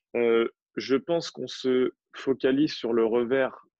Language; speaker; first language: French; native; French